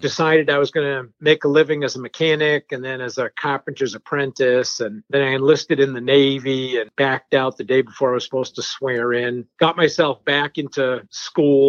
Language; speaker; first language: English; early bilingual, other home language; French